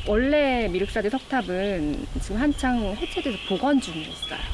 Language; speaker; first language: Korean; native; Korean